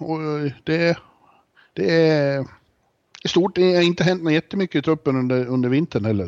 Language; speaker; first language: Swedish; native; Swedish